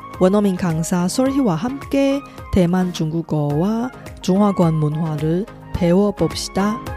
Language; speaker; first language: Korean; non-native, fluent; Chinese